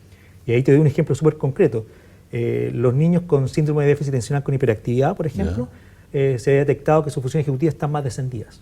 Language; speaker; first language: Spanish; native; Spanish